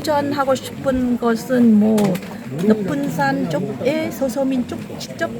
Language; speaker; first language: Korean; non-native, fluent; Vietnamese